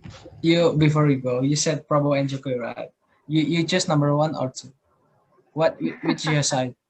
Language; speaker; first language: English; non-native, learner; Indonesian